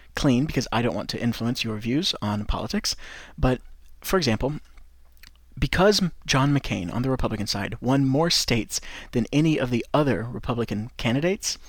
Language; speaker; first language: English; native; English